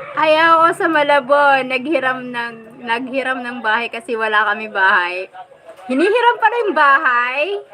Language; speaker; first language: Filipino; non-native, local second language; Bikol